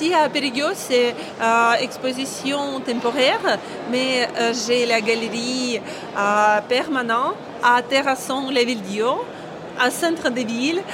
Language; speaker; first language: French; non-native, learner; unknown